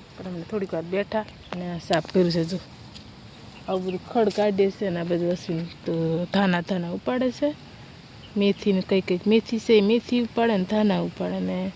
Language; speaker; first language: Gujarati; non-native, local second language; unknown